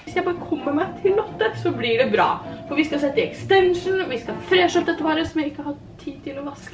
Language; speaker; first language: Norwegian; native; Norwegian